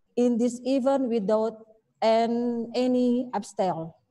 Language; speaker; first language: English; non-native, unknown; Indonesian